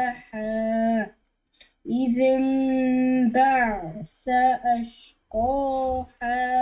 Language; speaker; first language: Arabic; non-native, learner; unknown